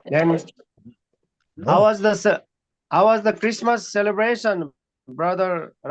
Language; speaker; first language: English; non-native, learner; Nepali